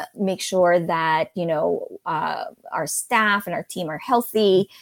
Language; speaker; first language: English; non-native, local second language; Filipino